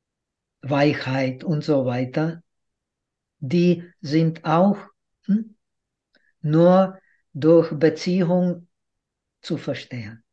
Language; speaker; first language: German; non-native, fluent; Czech